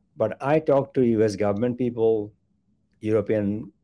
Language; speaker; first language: English; non-native, local second language; Bangla